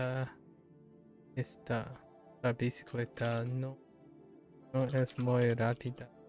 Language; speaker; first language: Spanish; non-native, learner; English